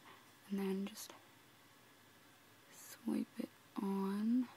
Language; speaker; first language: English; native; English